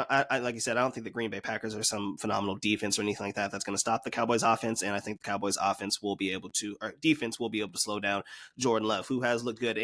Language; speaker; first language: English; native; English